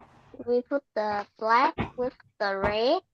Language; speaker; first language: English; non-native, learner; Vietnamese